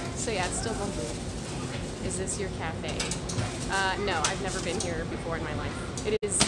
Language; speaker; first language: English; non-native, fluent; Dutch